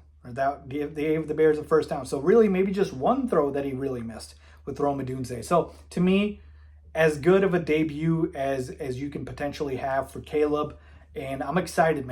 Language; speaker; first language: English; native; English